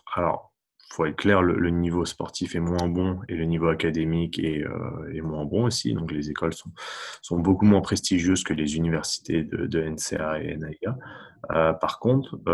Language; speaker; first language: French; native; French